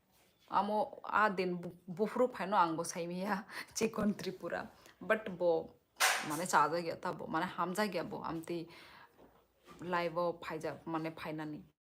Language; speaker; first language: Hindi; non-native, local second language; Kok Borok